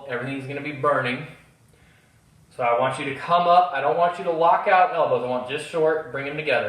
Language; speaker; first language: English; native; English